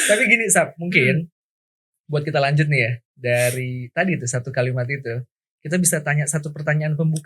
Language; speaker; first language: Indonesian; native; Indonesian